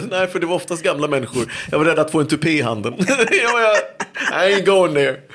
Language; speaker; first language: Swedish; early bilingual, other home language; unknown